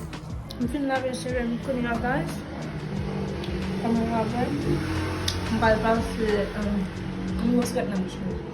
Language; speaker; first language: French; non-native, learner; Haitian Creole